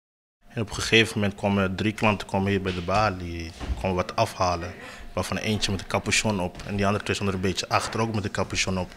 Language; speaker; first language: Dutch; native; Dutch